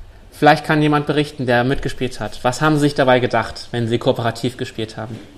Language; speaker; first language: German; non-native, fluent; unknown